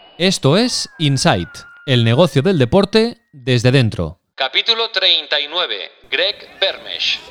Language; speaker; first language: Spanish; native; Spanish